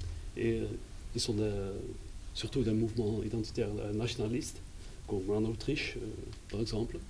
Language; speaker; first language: French; non-native, fluent; Dutch